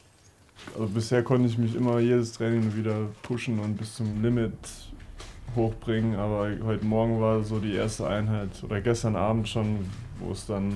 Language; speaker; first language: German; native; German